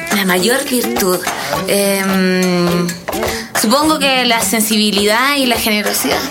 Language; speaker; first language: Spanish; native; Spanish